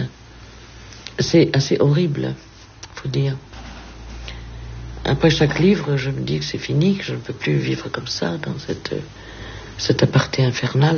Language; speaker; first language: French; early bilingual, heritage; French